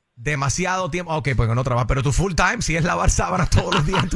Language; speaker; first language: Spanish; native; Spanish